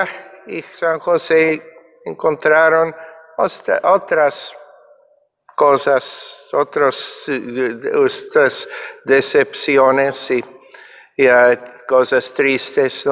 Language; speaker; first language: Spanish; non-native, fluent; English